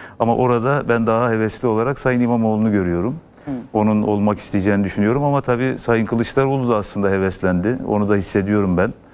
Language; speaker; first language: Turkish; native; Turkish